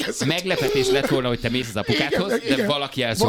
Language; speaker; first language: Hungarian; native; Hungarian